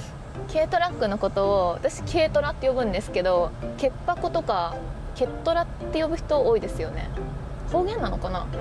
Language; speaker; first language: Japanese; native; Japanese